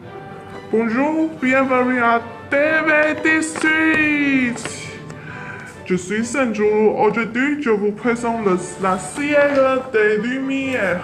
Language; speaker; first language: French; non-native, learner; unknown